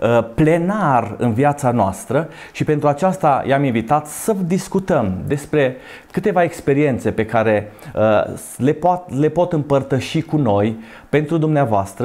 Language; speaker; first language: Romanian; native; Romanian